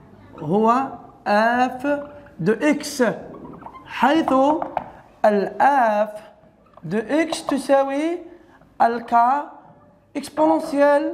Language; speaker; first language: Arabic; native; Arabic